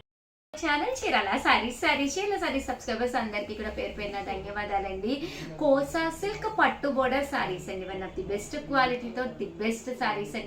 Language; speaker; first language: Telugu; native; Telugu